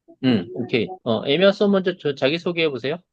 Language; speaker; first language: Korean; native; Korean